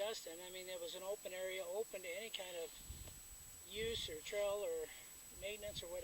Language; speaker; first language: English; native; English